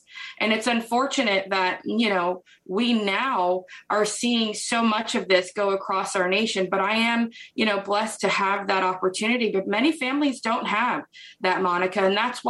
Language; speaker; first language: English; native; English